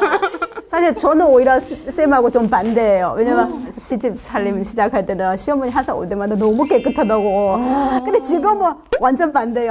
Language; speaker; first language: Korean; non-native, fluent; Chinese